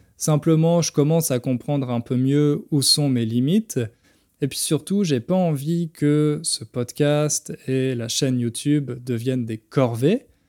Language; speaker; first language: French; native; French